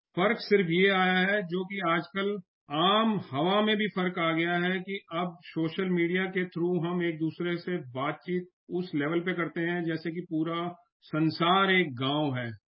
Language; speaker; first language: Hindi; native; Hindi